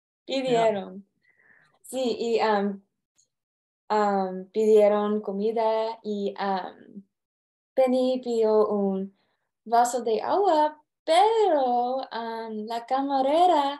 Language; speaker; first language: Spanish; non-native, learner; English